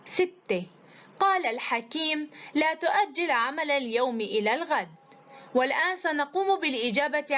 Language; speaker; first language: Arabic; native; Arabic